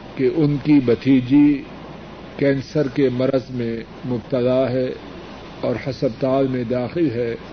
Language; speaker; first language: Urdu; non-native, local second language; Punjabi